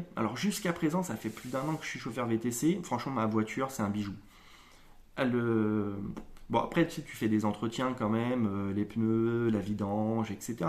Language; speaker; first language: French; native; French